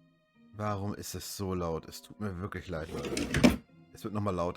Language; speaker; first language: German; native; German